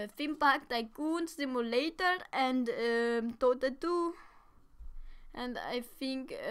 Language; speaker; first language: English; non-native, learner; Danish